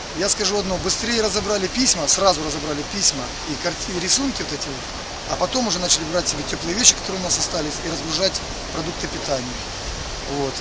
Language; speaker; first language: Russian; native; Russian